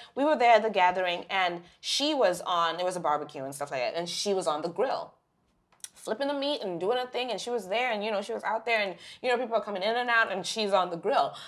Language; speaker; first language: English; non-native, local second language; Shona